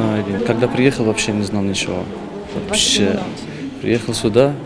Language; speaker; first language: Russian; non-native, fluent; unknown